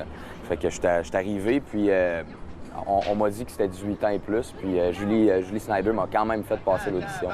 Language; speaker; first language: French; native; French